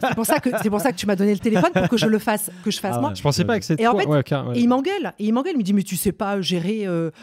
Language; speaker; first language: French; native; French